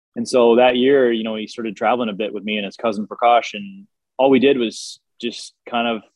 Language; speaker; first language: English; native; English